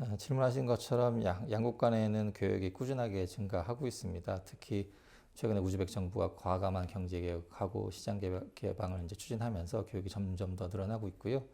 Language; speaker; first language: Korean; native; Korean